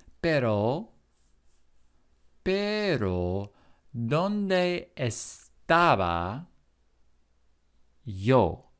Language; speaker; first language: Spanish; non-native, fluent; English